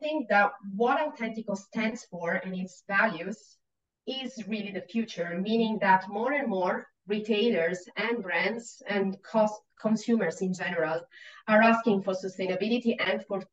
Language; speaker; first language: English; non-native, fluent; Italian